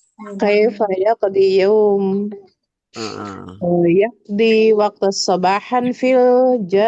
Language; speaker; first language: Arabic; non-native, learner; Indonesian